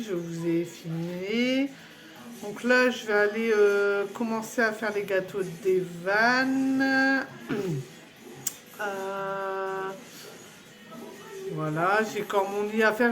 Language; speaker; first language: French; native; French